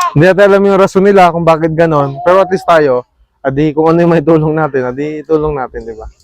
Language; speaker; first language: Filipino; native; Filipino